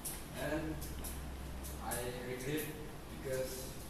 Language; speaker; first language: English; non-native, learner; Indonesian